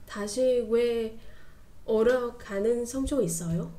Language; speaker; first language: Korean; non-native, learner; Vietnamese